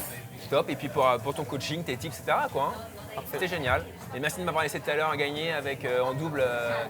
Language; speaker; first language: French; native; French